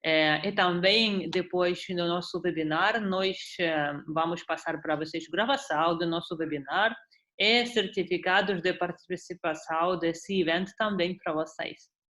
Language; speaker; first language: Portuguese; non-native, fluent; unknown